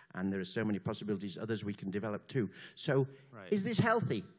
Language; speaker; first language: English; native; English